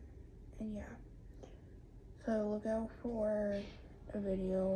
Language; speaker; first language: English; native; English